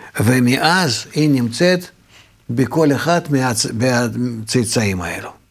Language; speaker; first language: Hebrew; non-native, fluent; Russian